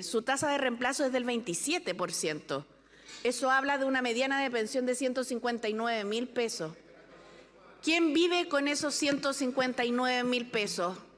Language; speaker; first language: Spanish; native; Spanish